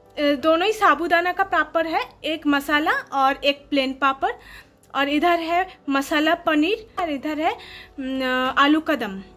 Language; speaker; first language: Hindi; non-native, local second language; Bangla